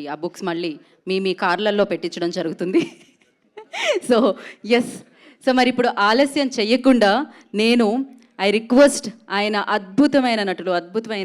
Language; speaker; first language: Telugu; native; Telugu